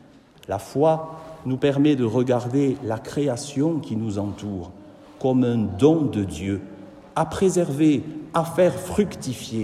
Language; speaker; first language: French; native; French